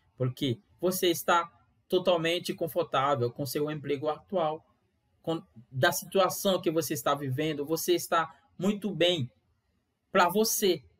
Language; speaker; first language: Portuguese; non-native, fluent; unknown